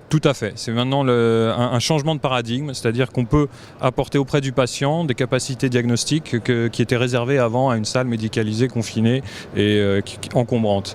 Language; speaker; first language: French; native; French